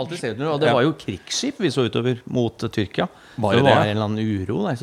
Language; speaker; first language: Norwegian; native; Norwegian